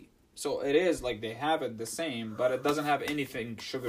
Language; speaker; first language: English; non-native, fluent; Arabic